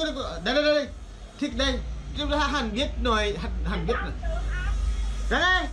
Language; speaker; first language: Vietnamese; non-native, learner; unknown